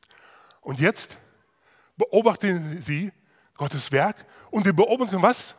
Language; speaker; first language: German; non-native, fluent; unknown